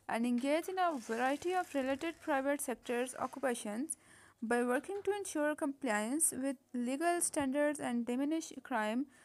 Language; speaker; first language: English; non-native, local second language; Urdu